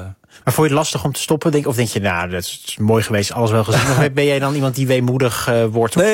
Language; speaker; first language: Dutch; native; Dutch